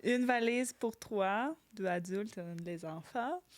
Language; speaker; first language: French; non-native, learner; Ukrainian